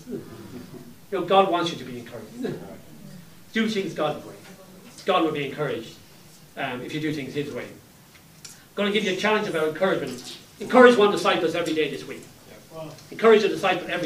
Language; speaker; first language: English; native; English